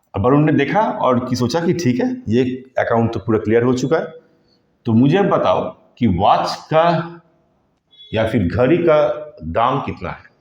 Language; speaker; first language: Hindi; non-native, local second language; Bangla